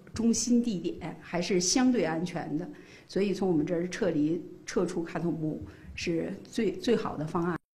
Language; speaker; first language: Chinese; native; Chinese